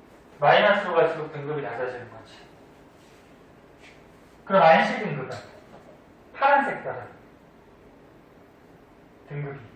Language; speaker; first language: Korean; native; Korean